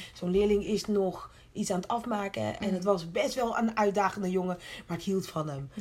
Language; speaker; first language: Dutch; early bilingual, other home language; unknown